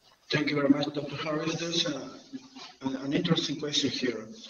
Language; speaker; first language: English; non-native, fluent; Spanish